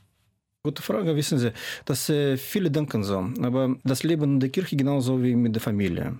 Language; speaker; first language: German; non-native, fluent; Russian